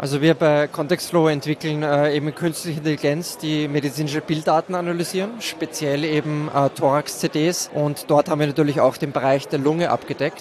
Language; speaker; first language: German; native; German